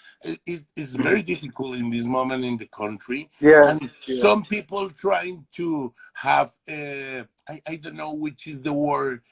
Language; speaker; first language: English; non-native, learner; Spanish